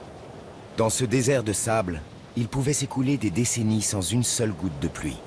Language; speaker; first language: French; native; French